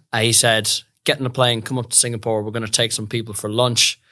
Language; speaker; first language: English; native; English